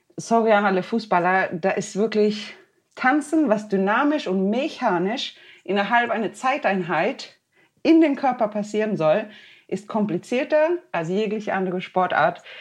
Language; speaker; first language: German; non-native, fluent; Swedish